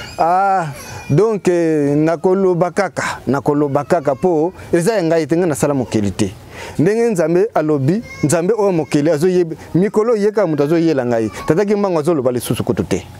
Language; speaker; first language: Lingala; non-native, local second language; Kongo